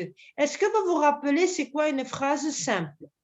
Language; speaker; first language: French; non-native, local second language; Arabic